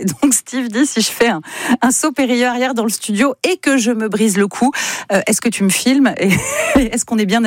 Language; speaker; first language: French; native; French